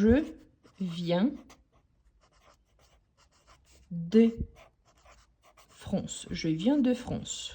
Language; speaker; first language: French; non-native, fluent; Portuguese